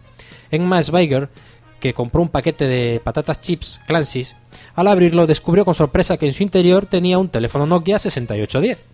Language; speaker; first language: Spanish; native; Spanish